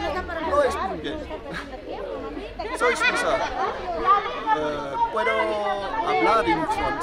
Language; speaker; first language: Spanish; non-native, learner; French